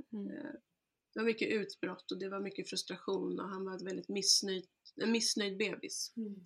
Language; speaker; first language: Swedish; early bilingual, other home language; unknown